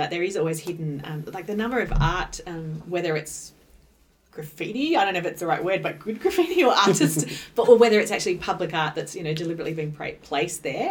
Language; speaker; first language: English; native; English